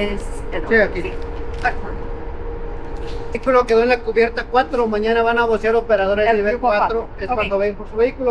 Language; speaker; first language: Spanish; native; Spanish